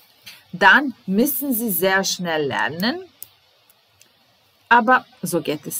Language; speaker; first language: German; non-native, fluent; Serbian